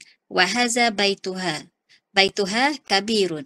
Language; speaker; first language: Arabic; non-native, learner; Malay